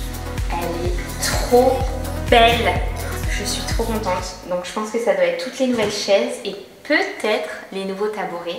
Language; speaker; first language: French; native; French